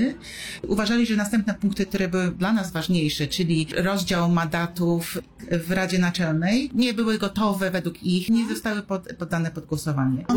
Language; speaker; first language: Polish; native; Polish